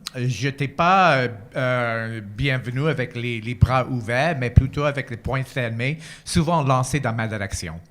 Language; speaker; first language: French; non-native, local second language; English